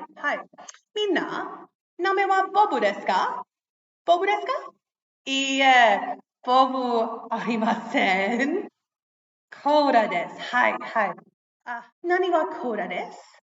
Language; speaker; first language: Japanese; non-native, learner; English